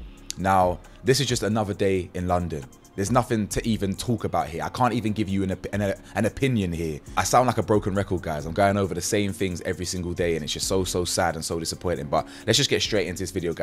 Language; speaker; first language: English; native; English